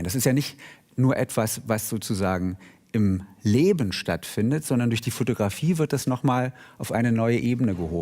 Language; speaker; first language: German; native; German